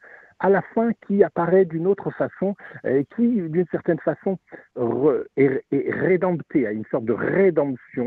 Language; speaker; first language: French; native; French